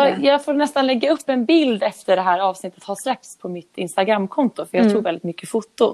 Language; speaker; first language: Swedish; native; Swedish